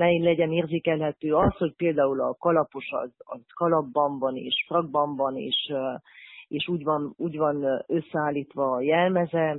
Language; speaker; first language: Hungarian; native; Hungarian